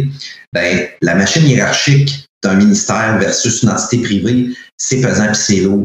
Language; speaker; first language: French; native; French